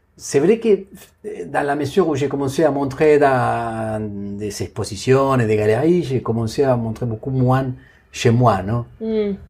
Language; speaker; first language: French; non-native, fluent; Spanish